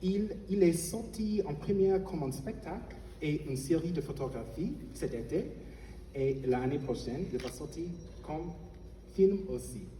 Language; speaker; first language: French; non-native, fluent; English